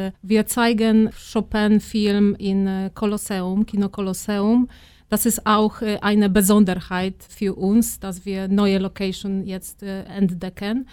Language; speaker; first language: German; non-native, fluent; Polish